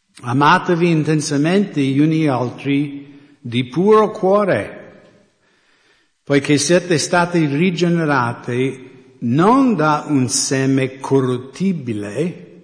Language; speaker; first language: Italian; non-native, fluent; English